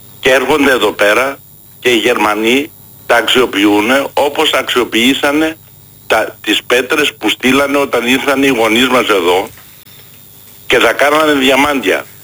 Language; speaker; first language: Greek; early bilingual, heritage; Greek